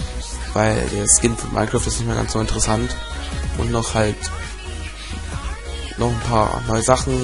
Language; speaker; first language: German; native; German